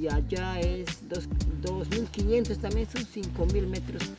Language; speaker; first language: Spanish; native; Spanish